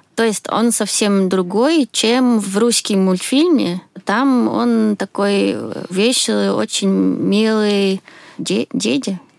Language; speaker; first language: Russian; non-native, fluent; Swedish